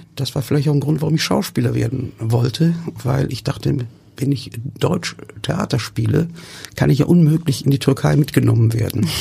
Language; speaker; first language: German; early bilingual, other home language; Turkish